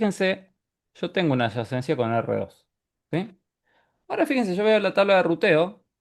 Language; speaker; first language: Spanish; native; Spanish